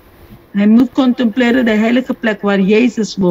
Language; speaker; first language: Dutch; non-native, local second language; Papiamento